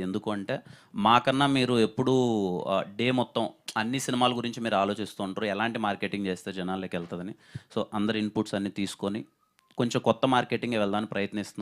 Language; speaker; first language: Telugu; native; Telugu